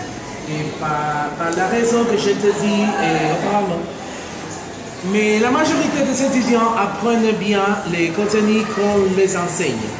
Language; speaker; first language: French; non-native, fluent; Spanish